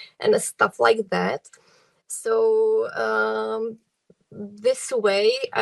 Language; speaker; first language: English; non-native, fluent; Czech